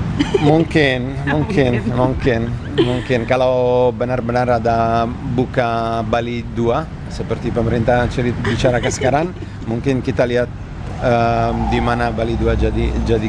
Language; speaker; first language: Indonesian; non-native, learner; Italian